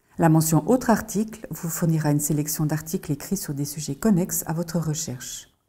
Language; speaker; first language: French; native; French